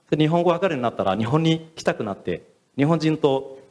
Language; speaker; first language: Japanese; non-native, fluent; Vietnamese